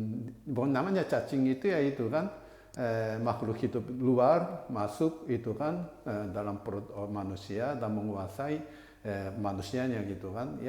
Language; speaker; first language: Indonesian; non-native, fluent; Japanese